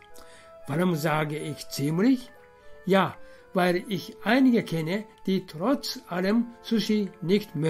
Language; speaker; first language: German; non-native, fluent; Japanese